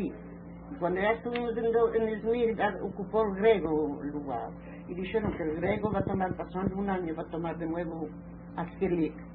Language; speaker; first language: Spanish; native; Spanish